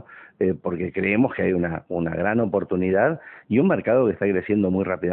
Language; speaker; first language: Spanish; native; Spanish